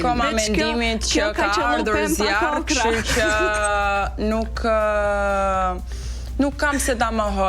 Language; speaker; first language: Albanian; native; Albanian